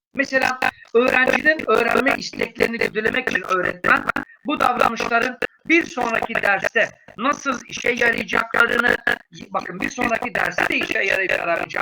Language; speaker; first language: Turkish; native; Turkish